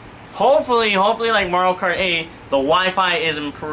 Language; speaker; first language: English; native; English